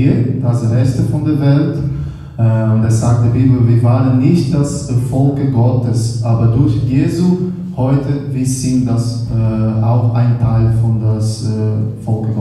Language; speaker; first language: German; non-native, learner; Portuguese